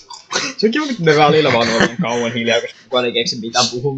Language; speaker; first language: Finnish; native; Finnish